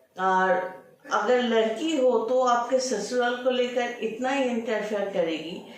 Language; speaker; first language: Hindi; non-native, local second language; Bangla